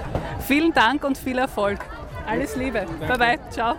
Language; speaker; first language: German; native; German